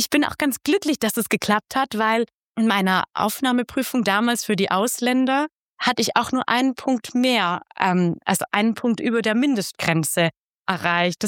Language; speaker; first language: German; native; German